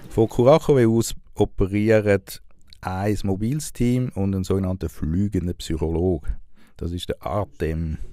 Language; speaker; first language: German; native; German